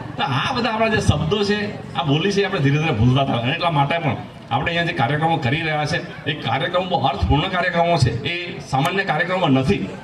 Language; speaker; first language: Gujarati; non-native, local second language; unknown